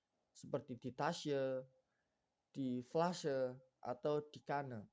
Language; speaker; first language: German; non-native, learner; Indonesian